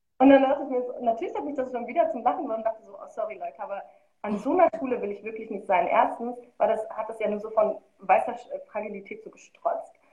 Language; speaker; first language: German; early bilingual, other home language; Arabic